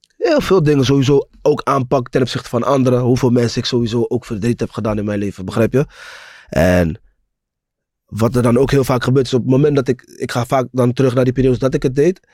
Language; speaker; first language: Dutch; native; Dutch